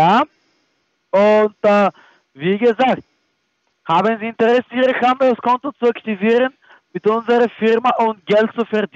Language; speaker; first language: German; non-native, fluent; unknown